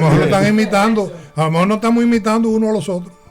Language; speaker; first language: Spanish; native; Spanish